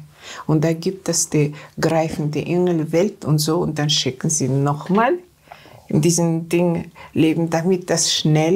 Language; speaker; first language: German; non-native, learner; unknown